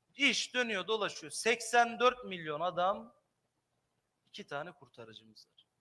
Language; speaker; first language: Turkish; native; Turkish